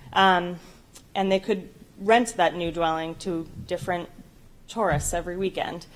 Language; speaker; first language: English; native; English